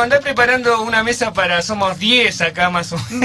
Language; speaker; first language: Spanish; native; Spanish